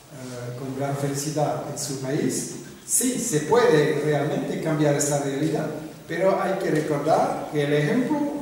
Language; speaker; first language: Spanish; non-native, fluent; French